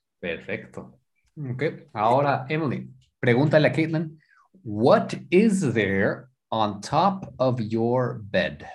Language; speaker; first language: English; non-native, fluent; Spanish